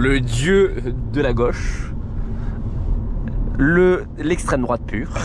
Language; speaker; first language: French; native; French